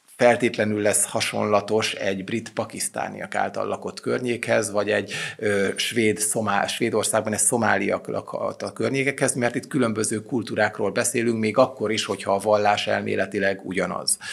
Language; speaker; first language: Hungarian; native; Hungarian